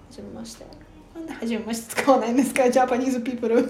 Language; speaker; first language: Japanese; non-native, fluent; Russian